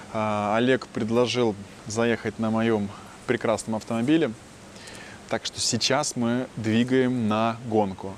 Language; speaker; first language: Russian; native; Russian